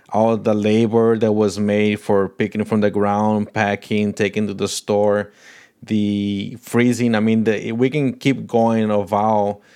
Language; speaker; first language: English; non-native, fluent; Portuguese